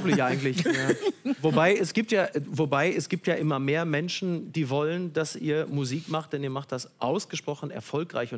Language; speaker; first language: German; native; German